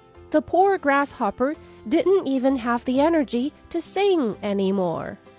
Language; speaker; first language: English; non-native, fluent; Chinese